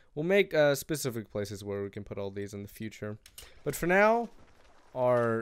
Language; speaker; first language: English; native; English